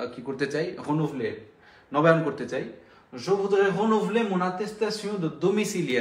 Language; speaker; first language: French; non-native, fluent; Bangla